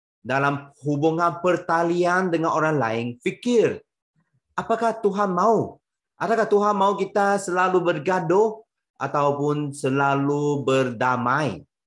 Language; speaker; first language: Malay; non-native, local second language; Chinese